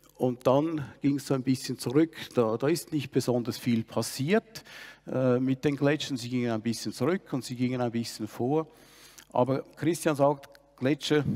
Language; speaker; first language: German; native; German